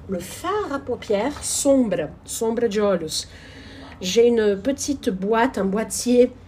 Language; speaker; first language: French; non-native, fluent; Portuguese